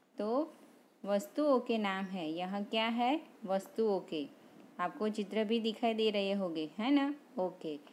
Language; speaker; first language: Hindi; non-native, local second language; Gujarati